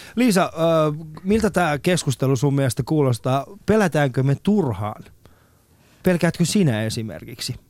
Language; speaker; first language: Finnish; early bilingual, other home language; Persian